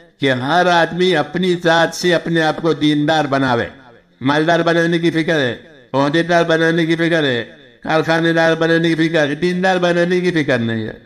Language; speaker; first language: Urdu; non-native, local second language; Gujarati